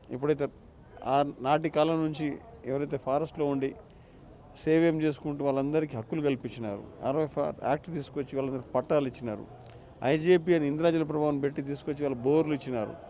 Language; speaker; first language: Telugu; non-native, local second language; Lambadi